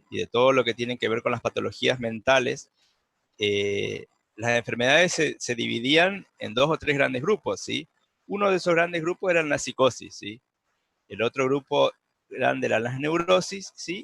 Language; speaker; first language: Spanish; native; Spanish